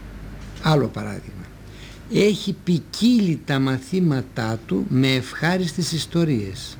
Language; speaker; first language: Greek; native; Greek